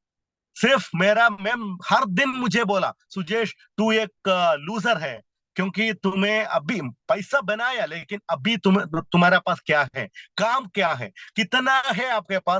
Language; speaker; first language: Hindi; non-native, local second language; Malayalam